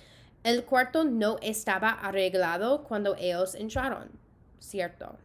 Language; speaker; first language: Spanish; non-native, fluent; English